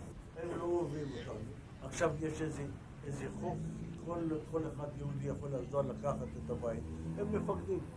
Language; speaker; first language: Hebrew; non-native, fluent; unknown